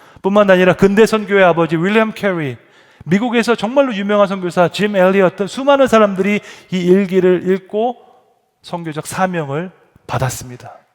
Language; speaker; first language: Korean; native; Korean